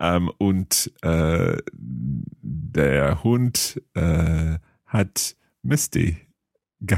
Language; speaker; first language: German; non-native, learner; English